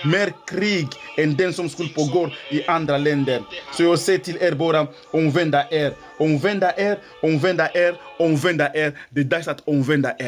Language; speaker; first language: Swedish; non-native, fluent; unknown